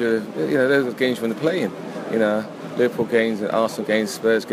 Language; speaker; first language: English; native; English